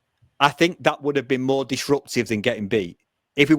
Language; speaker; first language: English; native; English